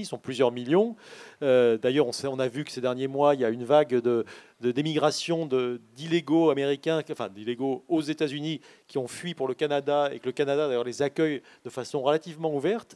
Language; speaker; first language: French; native; French